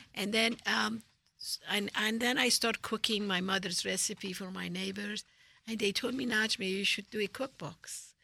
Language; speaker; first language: English; non-native, fluent; Persian